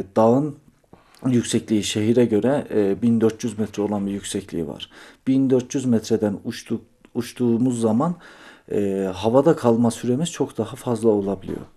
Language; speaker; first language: Turkish; native; Turkish